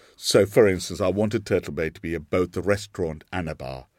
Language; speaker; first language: English; non-native, local second language; Sinhala